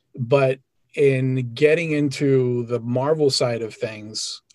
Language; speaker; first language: English; early bilingual, other home language; Spanish